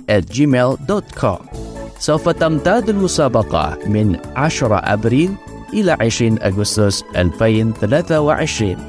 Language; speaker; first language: Arabic; non-native, fluent; Indonesian